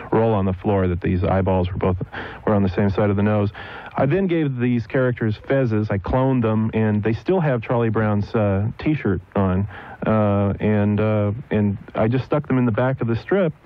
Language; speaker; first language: English; native; English